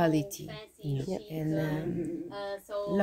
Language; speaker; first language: English; non-native, learner; Portuguese